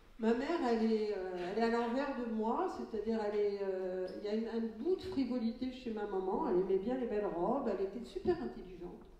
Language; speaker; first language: French; early bilingual, other home language; Catalan